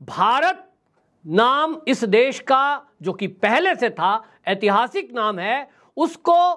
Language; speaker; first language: Hindi; native; Hindi